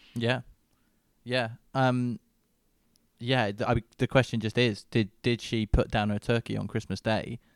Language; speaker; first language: English; native; English